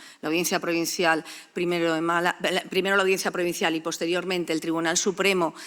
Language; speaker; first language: Spanish; native; Spanish